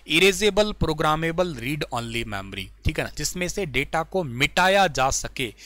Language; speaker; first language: Hindi; native; Hindi